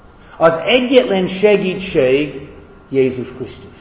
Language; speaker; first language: Hungarian; non-native, fluent; English